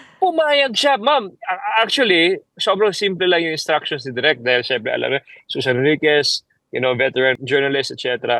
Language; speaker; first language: Filipino; non-native, local second language; Cebuano